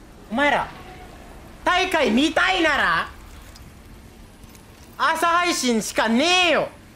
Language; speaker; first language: Japanese; non-native, fluent; English